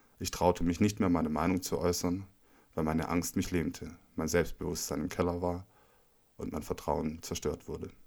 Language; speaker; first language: German; native; German